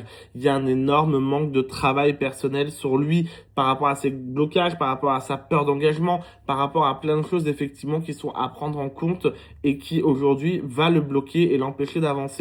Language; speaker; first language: French; native; French